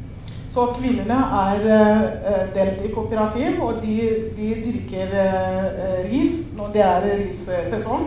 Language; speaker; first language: Norwegian; non-native, fluent; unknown